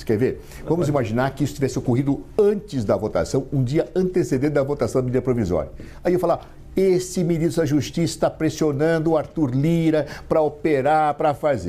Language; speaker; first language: Portuguese; native; Portuguese